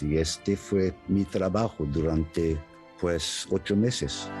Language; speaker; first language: Spanish; non-native, fluent; English